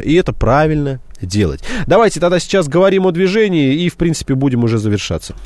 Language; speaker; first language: Russian; native; Russian